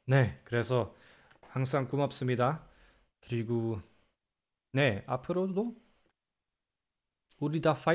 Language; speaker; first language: Korean; non-native, fluent; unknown